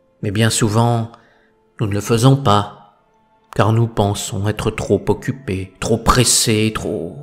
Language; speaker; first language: French; native; French